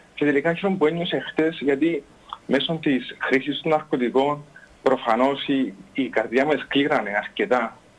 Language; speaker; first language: Greek; native; Greek